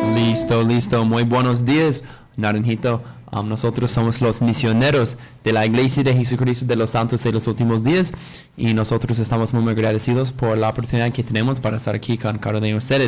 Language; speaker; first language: Spanish; non-native, fluent; English